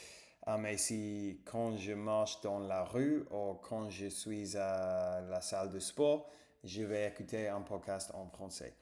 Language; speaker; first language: French; non-native, fluent; English